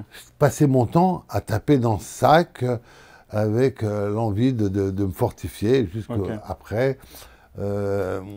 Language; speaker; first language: French; native; French